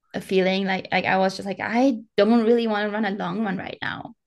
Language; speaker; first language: English; non-native, fluent; German